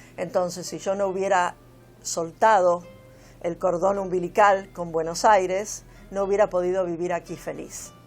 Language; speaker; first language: Spanish; native; Spanish